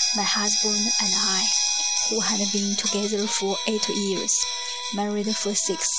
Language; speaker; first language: English; non-native, learner; Chinese